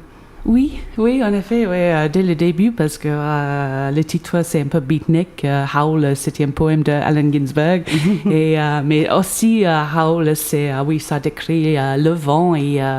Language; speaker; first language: French; non-native, fluent; English